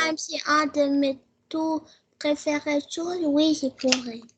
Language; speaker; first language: French; early bilingual, heritage; French